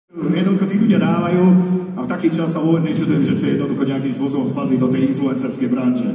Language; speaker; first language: Slovak; native; Slovak